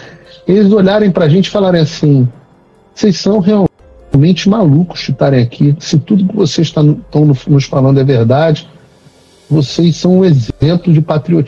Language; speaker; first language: Portuguese; native; Portuguese